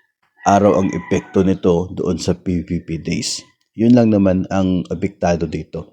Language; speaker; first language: Filipino; native; Filipino